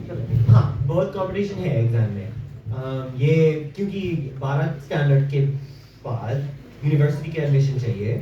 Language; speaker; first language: Hindi; early bilingual, heritage; English